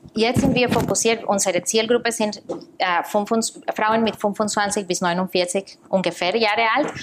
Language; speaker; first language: German; non-native, fluent; Spanish